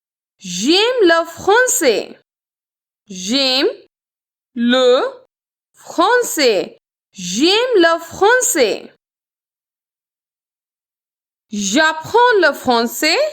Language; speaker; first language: French; non-native, fluent; Hindi